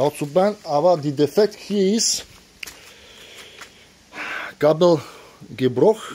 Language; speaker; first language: German; non-native, learner; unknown